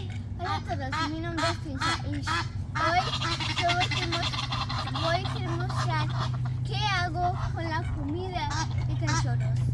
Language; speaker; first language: Spanish; non-native, learner; Portuguese